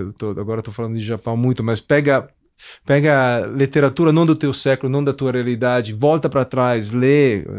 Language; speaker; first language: Portuguese; non-native, fluent; Italian